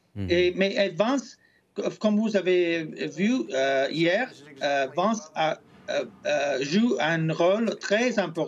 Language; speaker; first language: French; non-native, fluent; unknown